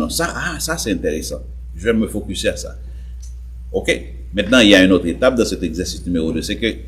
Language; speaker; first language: French; native; French